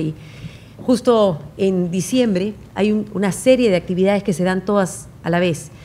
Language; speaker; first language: Spanish; native; Spanish